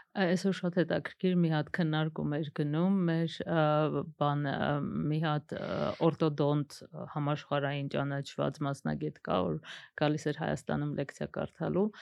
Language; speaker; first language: Armenian; native; Armenian